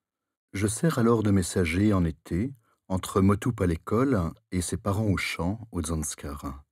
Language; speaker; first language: French; native; French